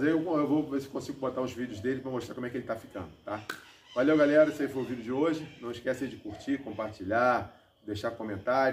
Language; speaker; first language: Portuguese; native; Portuguese